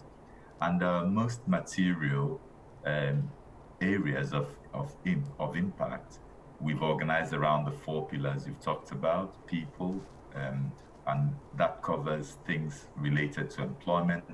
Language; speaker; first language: English; non-native, local second language; Igbo